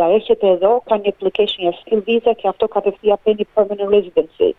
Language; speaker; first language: Greek; early bilingual, heritage; Greek